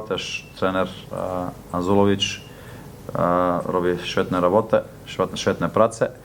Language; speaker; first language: Polish; non-native, learner; Slovenian